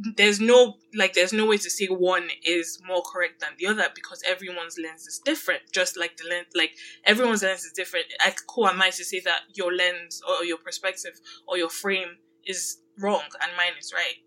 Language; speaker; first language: English; non-native, local second language; Yoruba